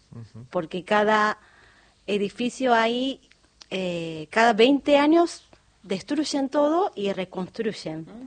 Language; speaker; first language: Spanish; non-native, learner; Japanese